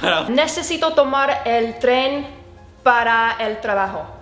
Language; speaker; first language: Spanish; non-native, learner; English